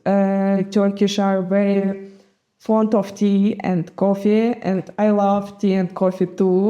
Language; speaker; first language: English; non-native, fluent; Gagauz